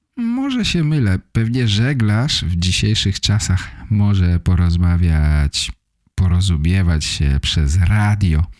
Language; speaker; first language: Polish; native; Polish